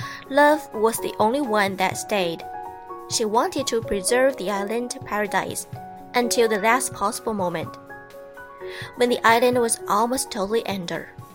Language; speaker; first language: English; non-native, fluent; Chinese